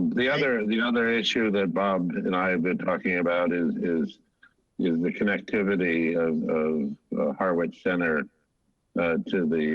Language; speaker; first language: English; native; English